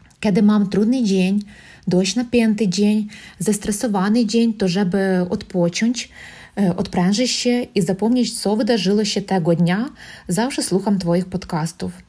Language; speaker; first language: Polish; non-native, learner; Russian